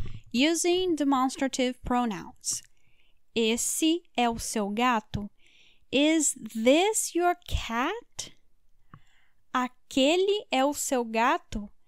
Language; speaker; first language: Portuguese; native; Portuguese